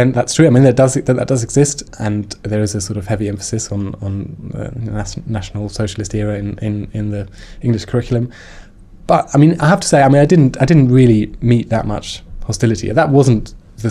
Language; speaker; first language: English; non-native, fluent; German